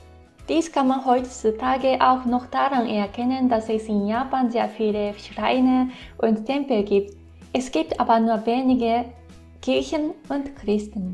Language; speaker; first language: German; non-native, fluent; Japanese